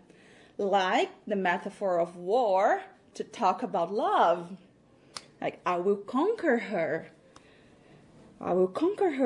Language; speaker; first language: English; non-native, fluent; Portuguese